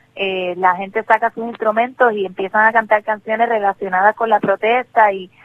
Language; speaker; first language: Spanish; native; Spanish